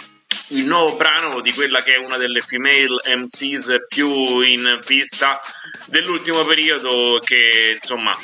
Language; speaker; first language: Italian; native; Italian